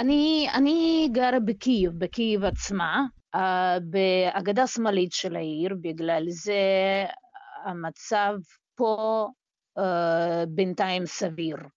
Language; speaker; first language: Hebrew; non-native, fluent; Russian